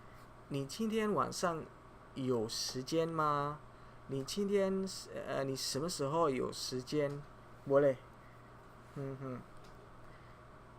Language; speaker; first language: Chinese; non-native, fluent; Indonesian